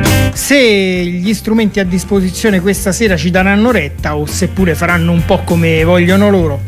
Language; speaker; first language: Italian; native; Italian